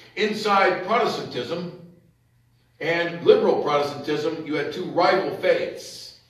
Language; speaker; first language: English; native; English